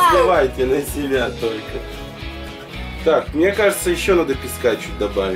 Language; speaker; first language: Russian; native; Russian